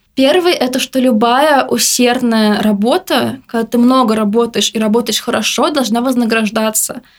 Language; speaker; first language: Russian; native; Russian